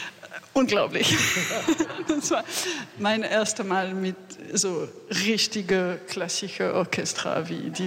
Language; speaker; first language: German; non-native, learner; French